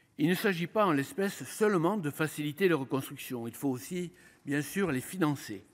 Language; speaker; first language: French; native; French